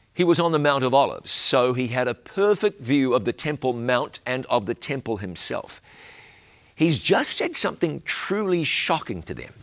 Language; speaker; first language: English; native; English